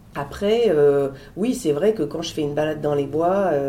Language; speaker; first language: French; native; French